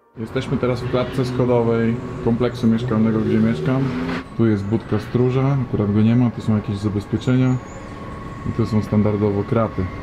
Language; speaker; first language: Polish; native; Polish